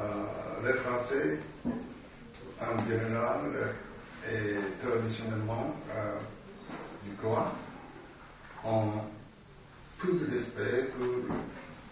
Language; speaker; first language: French; non-native, learner; Japanese